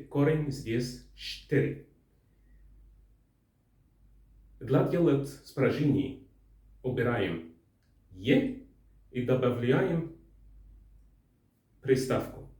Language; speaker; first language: Russian; non-native, learner; Arabic